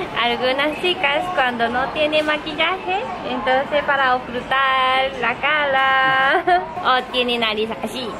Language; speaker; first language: Spanish; non-native, fluent; Japanese